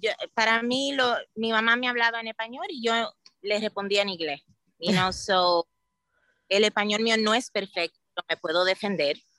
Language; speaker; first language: Spanish; early bilingual, heritage; Spanish